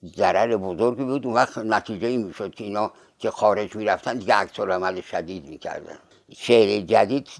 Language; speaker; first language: Persian; native; Persian